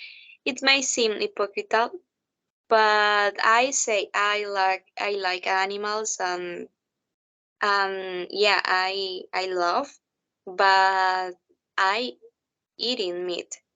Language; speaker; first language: English; non-native, learner; Spanish